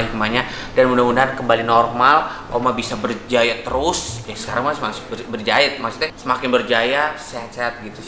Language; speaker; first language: Indonesian; native; Indonesian